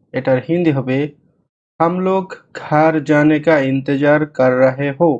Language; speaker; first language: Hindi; non-native, learner; Bangla